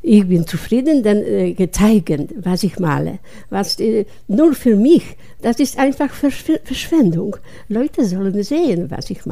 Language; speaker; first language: German; non-native, learner; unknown